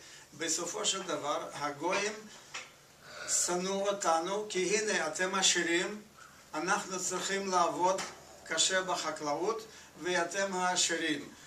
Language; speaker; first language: Hebrew; non-native, fluent; Yiddish